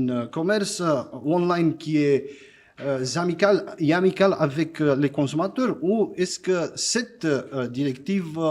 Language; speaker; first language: French; non-native, fluent; Romanian